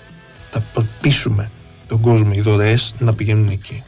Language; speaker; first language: Greek; native; Greek